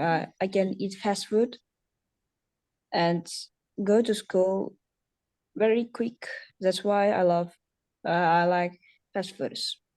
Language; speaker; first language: English; non-native, learner; Uzbek